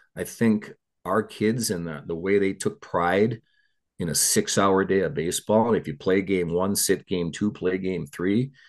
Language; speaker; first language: English; native; English